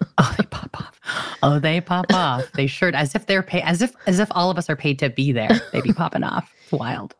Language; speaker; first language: English; early bilingual, other home language; Filipino